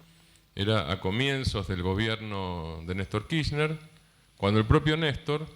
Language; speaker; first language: Spanish; native; Spanish